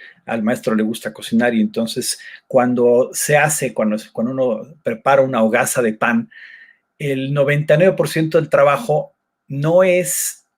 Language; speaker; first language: Spanish; native; Spanish